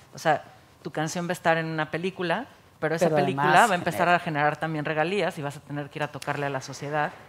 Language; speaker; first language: Spanish; native; Spanish